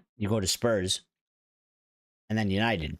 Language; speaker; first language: English; native; English